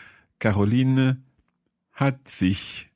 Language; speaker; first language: German; non-native, learner; English